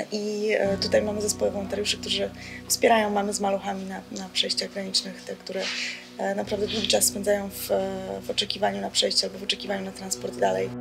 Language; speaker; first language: Polish; native; Polish